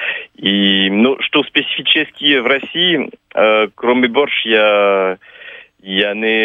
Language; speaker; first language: Russian; non-native, fluent; French